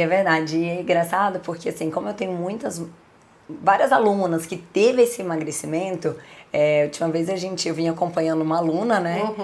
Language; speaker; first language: Portuguese; native; Portuguese